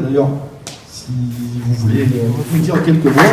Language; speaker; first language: French; native; French